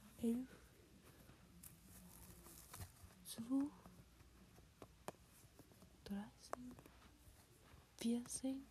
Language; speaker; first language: German; non-native, learner; English